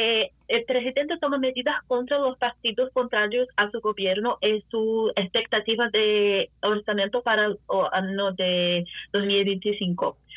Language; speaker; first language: Spanish; non-native, fluent; Portuguese